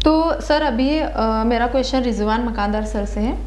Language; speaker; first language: Hindi; non-native, local second language; Marathi